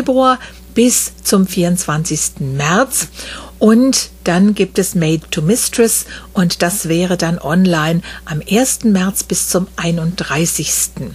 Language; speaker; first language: German; native; German